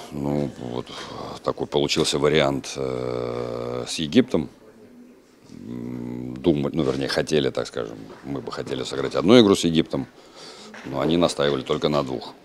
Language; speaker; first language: Russian; native; Russian